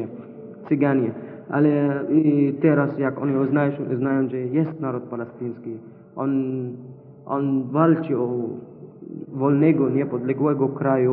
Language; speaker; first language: Polish; non-native, learner; Arabic